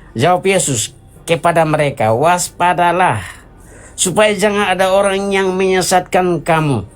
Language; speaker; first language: Indonesian; non-native, local second language; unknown